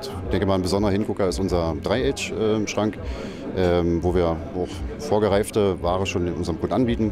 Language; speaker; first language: German; native; German